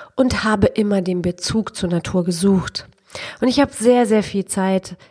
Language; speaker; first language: German; early bilingual, other home language; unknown